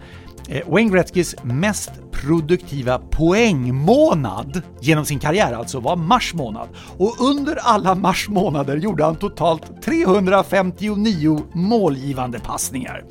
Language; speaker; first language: Swedish; native; Swedish